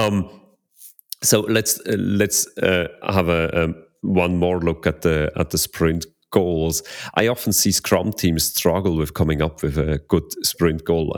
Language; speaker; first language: English; non-native, fluent; Swiss German